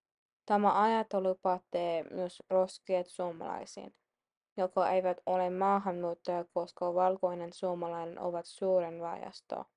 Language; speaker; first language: Finnish; non-native, learner; English